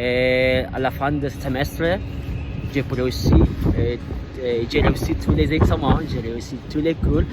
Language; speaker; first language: French; non-native, learner; Indonesian